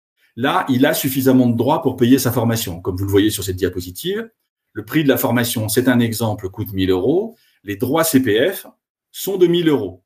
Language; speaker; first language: French; native; French